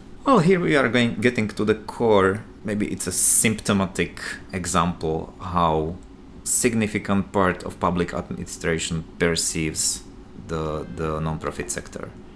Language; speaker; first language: English; non-native, fluent; Slovak